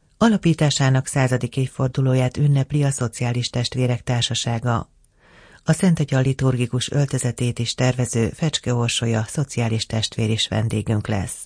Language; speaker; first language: Hungarian; native; Hungarian